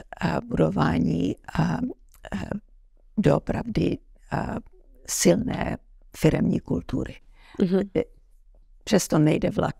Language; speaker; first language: Czech; early bilingual, heritage; Czech